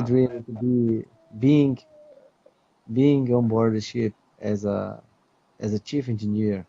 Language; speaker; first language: English; non-native, fluent; Portuguese